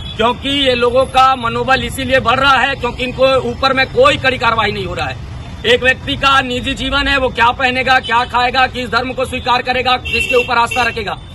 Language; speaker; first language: Hindi; native; Hindi